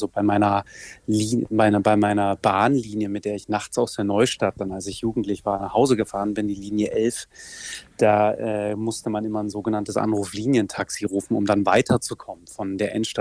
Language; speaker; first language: German; native; German